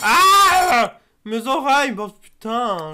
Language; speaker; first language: French; native; French